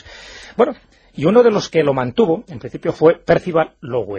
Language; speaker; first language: Spanish; native; Spanish